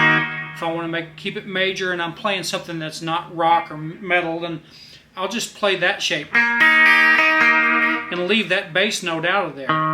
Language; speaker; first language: English; native; English